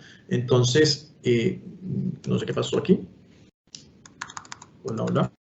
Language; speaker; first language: Spanish; native; Spanish